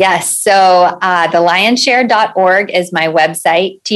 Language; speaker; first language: English; native; English